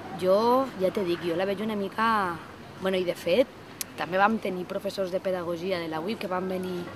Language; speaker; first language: Catalan; non-native, local second language; Spanish